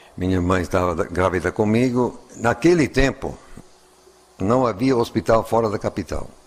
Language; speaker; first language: Portuguese; non-native, fluent; English